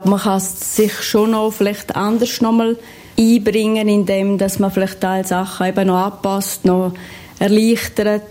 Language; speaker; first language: German; native; German